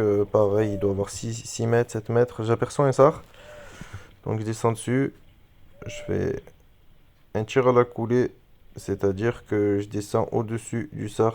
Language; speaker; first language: French; native; French